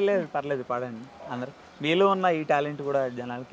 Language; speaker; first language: Telugu; native; Telugu